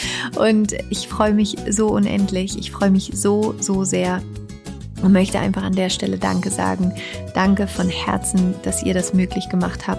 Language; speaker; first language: German; native; German